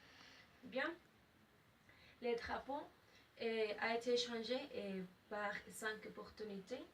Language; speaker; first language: French; non-native, learner; Spanish